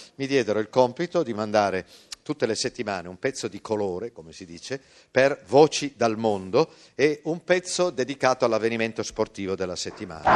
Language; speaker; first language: Italian; early bilingual, heritage; Italian